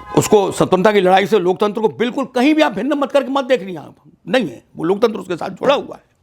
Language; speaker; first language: Hindi; native; Hindi